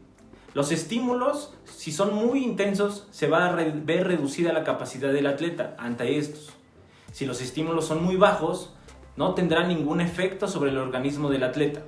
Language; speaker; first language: Spanish; native; Spanish